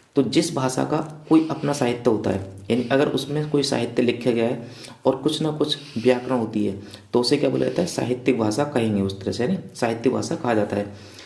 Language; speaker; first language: Hindi; native; Hindi